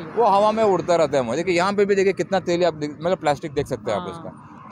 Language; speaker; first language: Hindi; non-native, local second language; Tamil